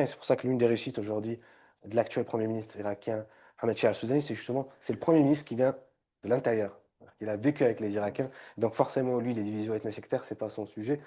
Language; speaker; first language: French; non-native, fluent; Arabic